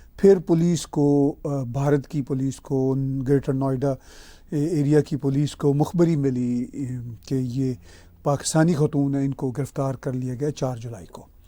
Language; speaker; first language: Urdu; non-native, local second language; Punjabi